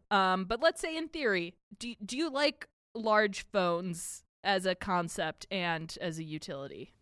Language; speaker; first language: English; early bilingual, other home language; Polish